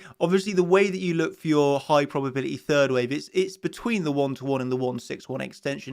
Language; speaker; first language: English; native; English